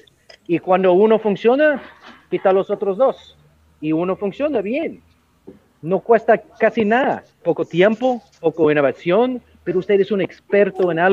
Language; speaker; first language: Spanish; non-native, learner; English